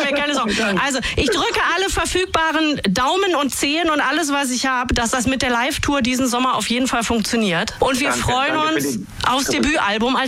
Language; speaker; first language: German; native; German